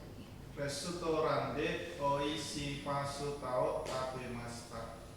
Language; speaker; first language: Japanese; non-native, learner; Indonesian